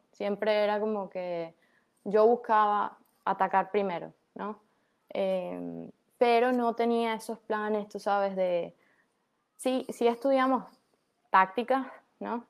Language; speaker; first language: Spanish; native; Spanish